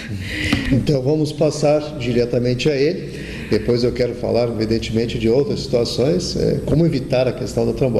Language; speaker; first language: Portuguese; native; Portuguese